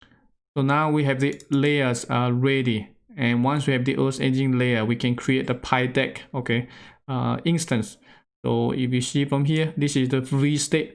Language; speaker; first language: English; non-native, fluent; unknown